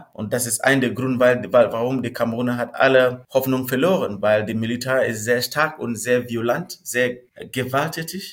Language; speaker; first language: German; non-native, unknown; Northern Sotho